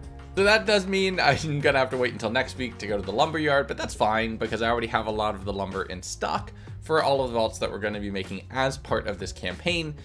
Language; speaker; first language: English; native; English